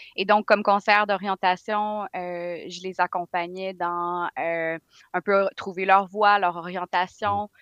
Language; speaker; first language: French; native; French